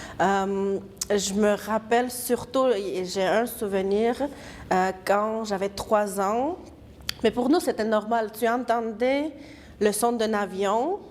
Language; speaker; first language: French; non-native, fluent; Georgian